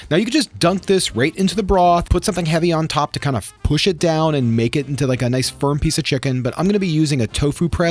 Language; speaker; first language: English; native; English